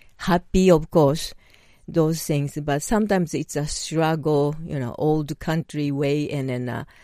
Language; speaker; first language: English; non-native, fluent; Japanese